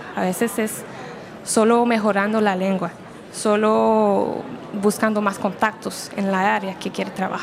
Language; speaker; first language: Spanish; non-native, fluent; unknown